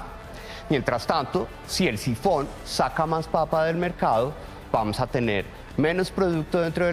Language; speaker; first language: Spanish; native; Spanish